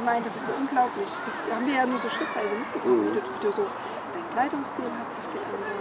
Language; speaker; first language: German; native; German